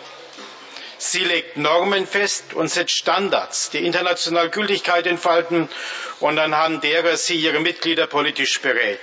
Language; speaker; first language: German; native; German